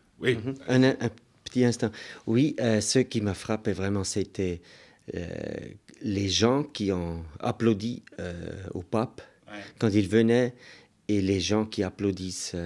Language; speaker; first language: French; non-native, local second language; German